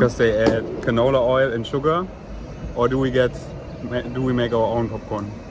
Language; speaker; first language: English; non-native, fluent; German